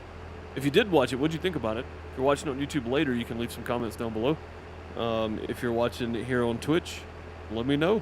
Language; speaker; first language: English; native; English